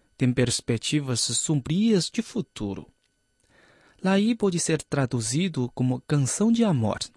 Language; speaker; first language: Portuguese; non-native, fluent; Chinese